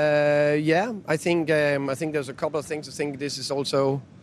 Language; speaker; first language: English; non-native, fluent; Danish